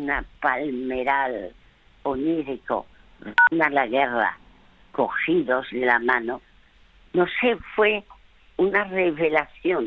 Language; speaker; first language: Spanish; early bilingual, other home language; French